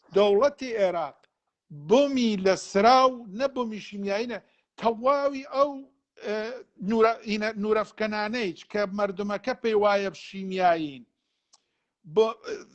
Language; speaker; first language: Central Kurdish; non-native, local second language; Gurani